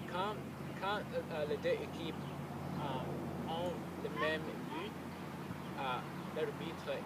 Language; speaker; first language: French; non-native, learner; English